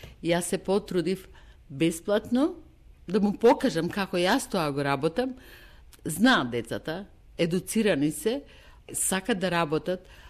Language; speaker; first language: Macedonian; native; Macedonian